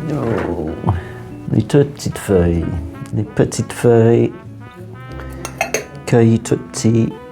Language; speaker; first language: French; non-native, fluent; English